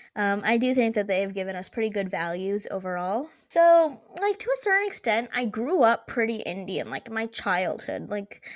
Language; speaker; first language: English; early bilingual, other home language; Hindi